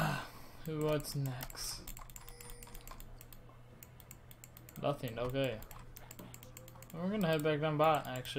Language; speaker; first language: English; native; English